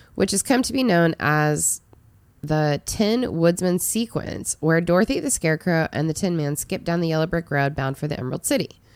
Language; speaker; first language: English; native; English